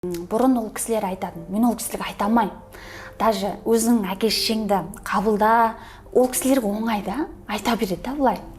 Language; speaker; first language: Kazakh; early bilingual, heritage; Kazakh